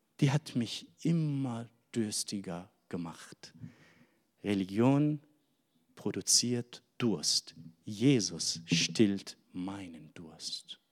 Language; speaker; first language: German; non-native, fluent; Arabic